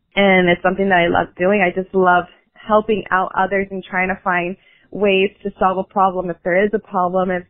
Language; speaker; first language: English; native; English